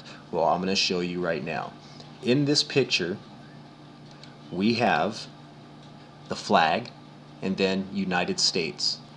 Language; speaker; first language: English; native; English